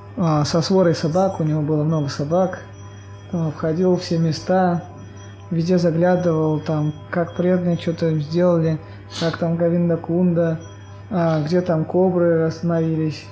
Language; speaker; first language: Russian; native; Russian